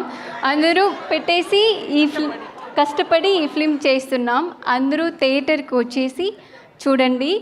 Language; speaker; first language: Telugu; non-native, learner; Tamil